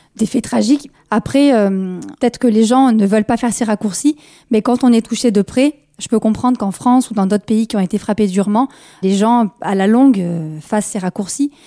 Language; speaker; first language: French; early bilingual, other home language; Kabyle